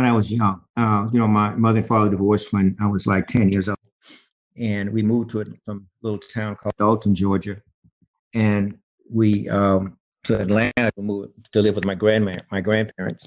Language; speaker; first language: English; native; English